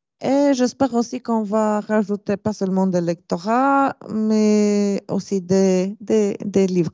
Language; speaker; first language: French; non-native, fluent; Romanian